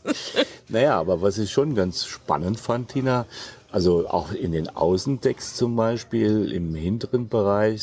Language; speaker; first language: German; native; German